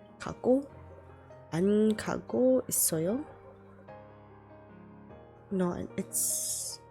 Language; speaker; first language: Korean; non-native, learner; English